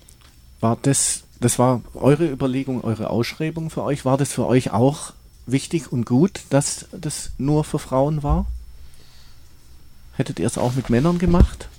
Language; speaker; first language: German; native; German